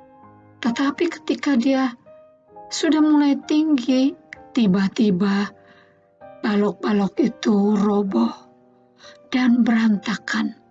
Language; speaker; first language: Indonesian; native; Indonesian